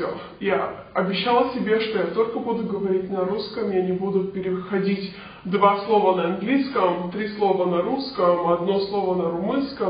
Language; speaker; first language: Russian; early bilingual, heritage; Romanian